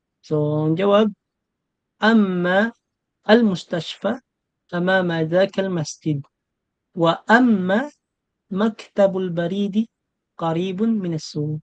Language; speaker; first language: Arabic; non-native, fluent; Filipino